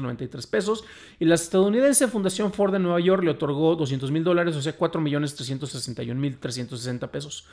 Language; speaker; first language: Spanish; native; Spanish